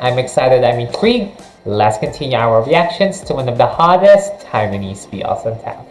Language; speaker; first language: English; non-native, local second language; Filipino